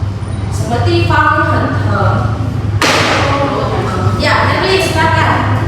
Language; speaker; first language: Chinese; non-native, fluent; Indonesian